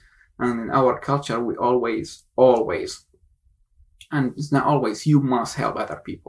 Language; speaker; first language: English; non-native, fluent; Arabic